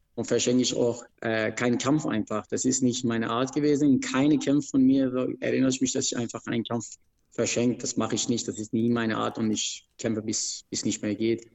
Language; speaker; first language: German; non-native, fluent; Persian